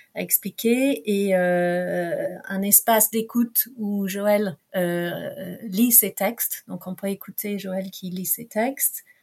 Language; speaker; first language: French; non-native, fluent; English